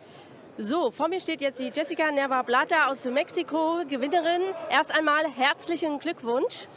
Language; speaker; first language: German; native; German